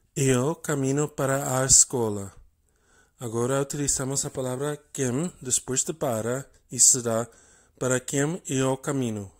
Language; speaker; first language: Portuguese; non-native, learner; English